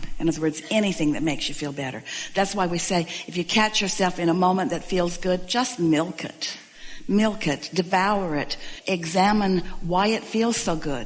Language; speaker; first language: English; native; English